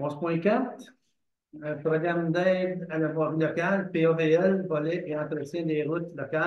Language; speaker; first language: French; native; French